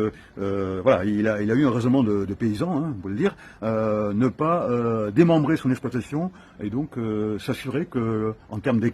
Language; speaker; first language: French; native; French